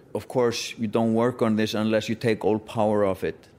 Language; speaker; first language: English; non-native, fluent; Icelandic